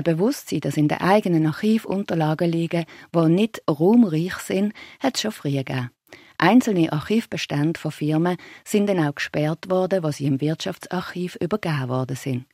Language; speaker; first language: German; native; German